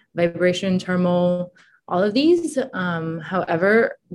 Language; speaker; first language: English; non-native, fluent; Italian